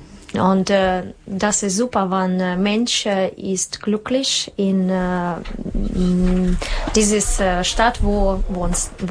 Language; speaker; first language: German; non-native, learner; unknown